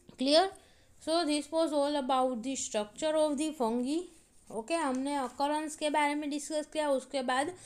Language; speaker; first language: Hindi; non-native, local second language; Gujarati